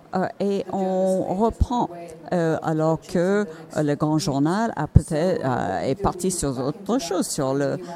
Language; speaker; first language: French; non-native, fluent; Finnish